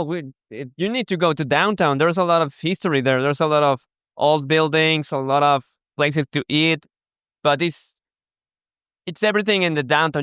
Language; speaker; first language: English; non-native, local second language; Spanish